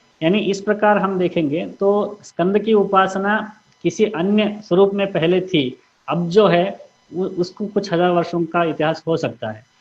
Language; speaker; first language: Hindi; non-native, local second language; Kannada